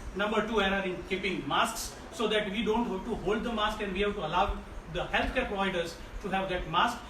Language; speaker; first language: English; non-native, local second language; Gujarati